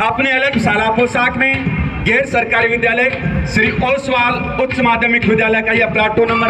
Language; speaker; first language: Hindi; native; Hindi